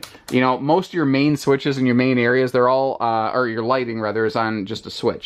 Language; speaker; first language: English; native; English